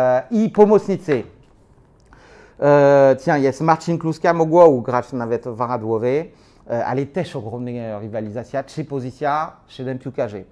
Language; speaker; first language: Polish; non-native, learner; French